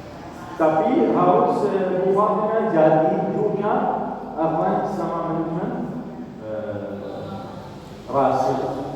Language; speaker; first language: Indonesian; non-native, learner; Arabic